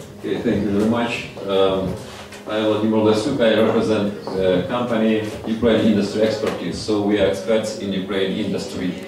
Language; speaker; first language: English; non-native, fluent; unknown